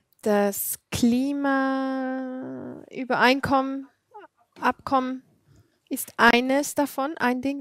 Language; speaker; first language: German; non-native, fluent; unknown